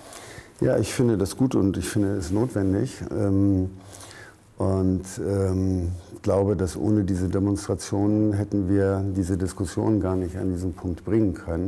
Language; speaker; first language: German; native; German